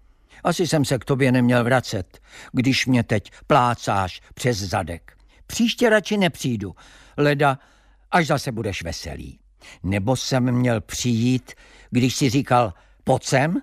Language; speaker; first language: Czech; native; Czech